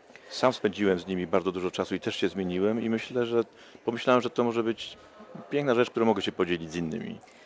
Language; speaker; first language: Polish; native; Polish